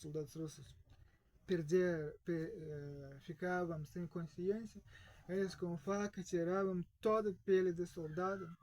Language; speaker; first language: Portuguese; non-native, fluent; Russian